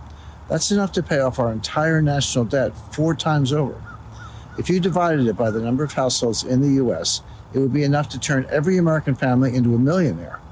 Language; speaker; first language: English; native; English